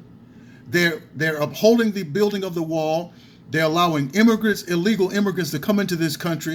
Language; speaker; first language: English; native; English